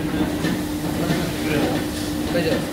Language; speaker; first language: Russian; non-native, learner; Turkish